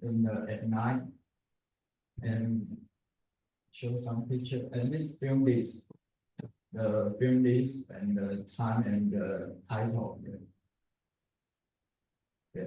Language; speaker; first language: English; non-native, learner; Chinese